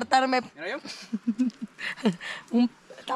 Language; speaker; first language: Spanish; native; Spanish